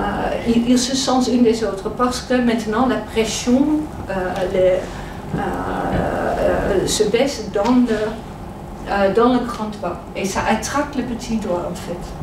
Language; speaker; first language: French; non-native, fluent; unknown